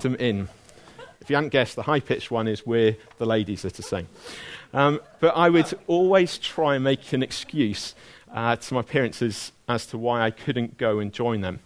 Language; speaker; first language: English; native; English